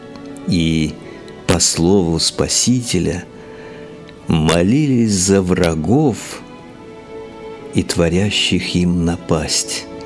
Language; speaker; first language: Russian; native; Russian